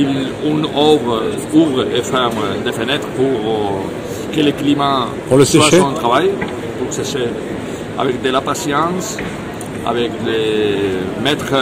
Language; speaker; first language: French; non-native, fluent; Spanish